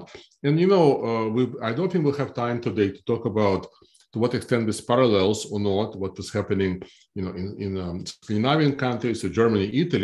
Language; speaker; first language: English; non-native, fluent; Russian